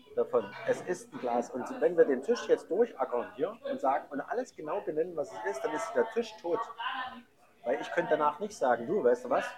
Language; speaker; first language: German; native; German